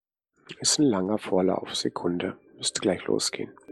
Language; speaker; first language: German; native; German